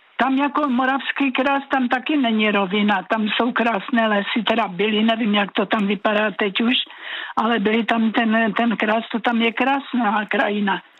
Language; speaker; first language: Czech; native; Czech